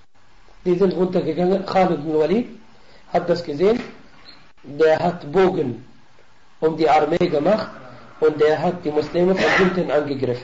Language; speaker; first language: German; non-native, fluent; Arabic